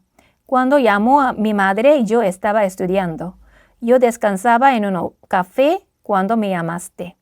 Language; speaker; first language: Spanish; non-native, fluent; Korean